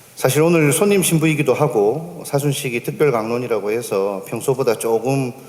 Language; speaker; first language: Korean; native; Korean